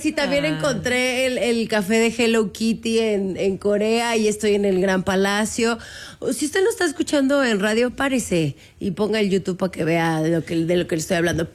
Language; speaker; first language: Spanish; native; Spanish